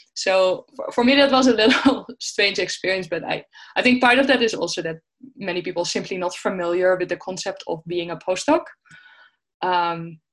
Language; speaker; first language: English; non-native, fluent; Dutch